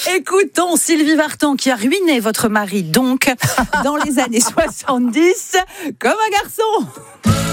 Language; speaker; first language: French; native; French